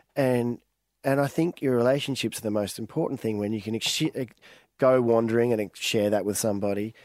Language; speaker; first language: English; native; English